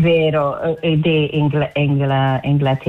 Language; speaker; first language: Italian; non-native, learner; English